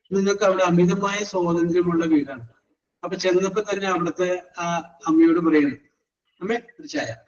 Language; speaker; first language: Malayalam; native; Malayalam